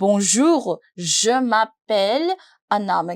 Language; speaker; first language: French; non-native, fluent; Hindi